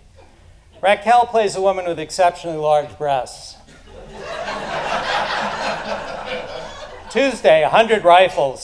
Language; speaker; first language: English; native; English